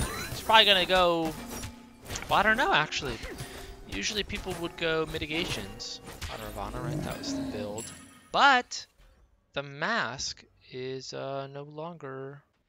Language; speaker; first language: English; native; English